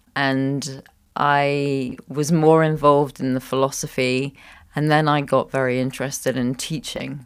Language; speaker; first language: English; native; English